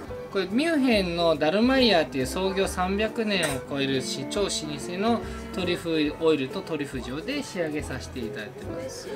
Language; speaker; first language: Japanese; native; Japanese